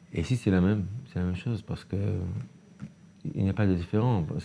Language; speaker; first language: French; non-native, learner; Hebrew